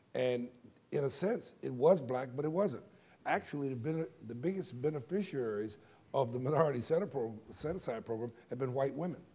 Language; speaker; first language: English; native; English